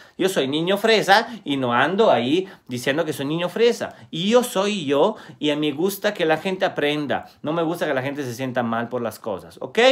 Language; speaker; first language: Spanish; non-native, fluent; Italian